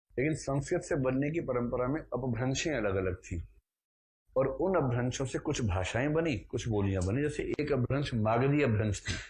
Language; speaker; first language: Hindi; native; Hindi